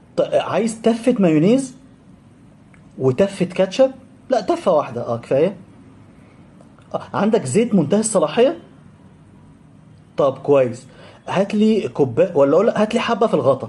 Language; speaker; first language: Arabic; native; Arabic